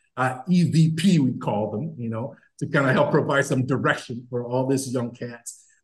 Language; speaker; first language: English; non-native, local second language; Yoruba